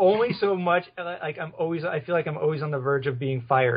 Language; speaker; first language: English; native; English